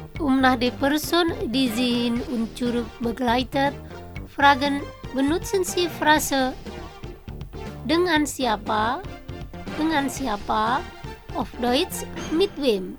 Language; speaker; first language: German; non-native, fluent; Indonesian